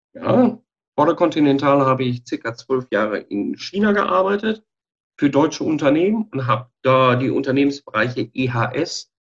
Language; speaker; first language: German; native; German